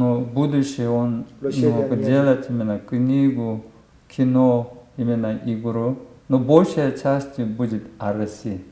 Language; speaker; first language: Russian; non-native, learner; Korean